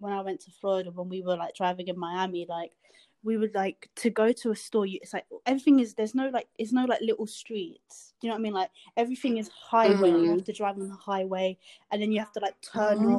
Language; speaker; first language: English; native; English